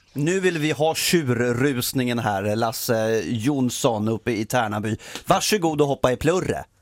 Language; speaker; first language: Swedish; native; Swedish